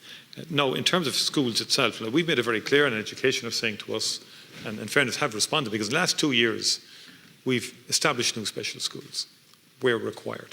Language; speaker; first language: English; native; English